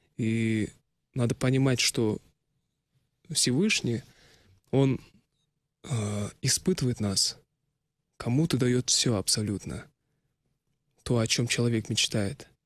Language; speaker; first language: Russian; non-native, local second language; Kazakh